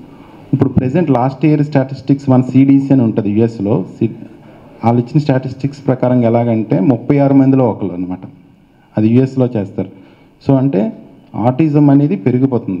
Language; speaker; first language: Telugu; native; Telugu